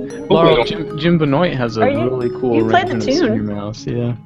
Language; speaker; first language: English; native; English